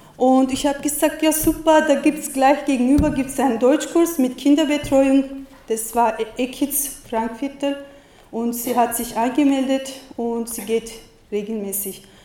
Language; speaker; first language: German; non-native, learner; Turkish